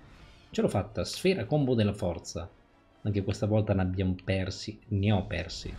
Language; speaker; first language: Italian; native; Italian